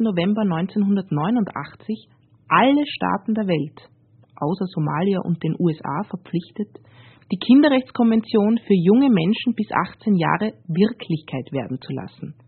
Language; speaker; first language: German; native; German